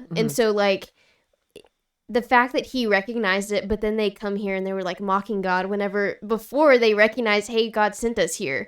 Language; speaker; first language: English; native; English